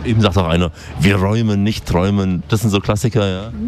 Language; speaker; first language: German; native; German